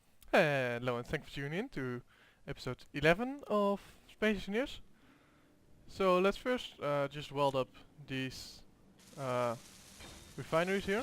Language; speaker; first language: English; non-native, fluent; Dutch